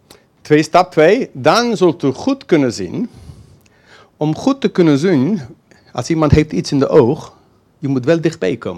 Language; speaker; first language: Dutch; non-native, fluent; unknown